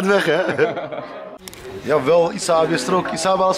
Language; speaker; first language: Dutch; native; Dutch